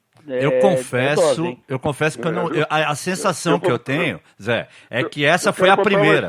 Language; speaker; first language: Portuguese; native; Portuguese